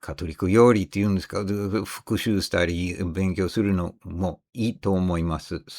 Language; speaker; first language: Japanese; non-native, fluent; English